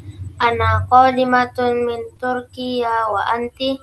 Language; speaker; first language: Arabic; non-native, learner; Indonesian